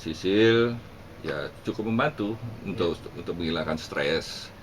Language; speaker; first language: Indonesian; non-native, local second language; Javanese